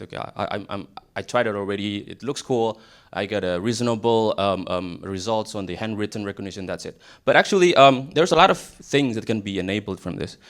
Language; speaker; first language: English; non-native, fluent; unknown